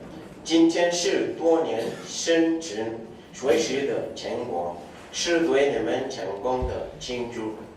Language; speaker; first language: Chinese; non-native, learner; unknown